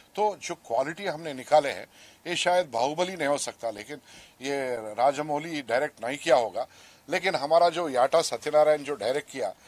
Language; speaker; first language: Hindi; non-native, local second language; Telugu